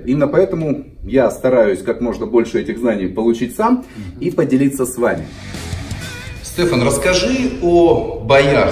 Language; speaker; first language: Russian; native; Russian